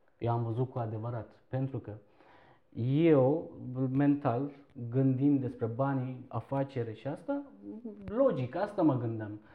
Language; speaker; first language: Romanian; non-native, fluent; Turkish